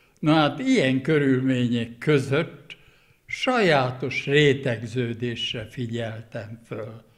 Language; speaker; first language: Hungarian; native; Hungarian